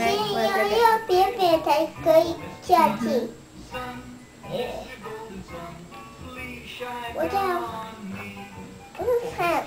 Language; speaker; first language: Chinese; early bilingual, heritage; Chinese